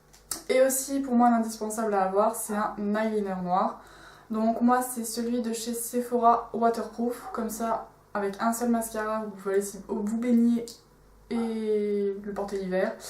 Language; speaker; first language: French; native; French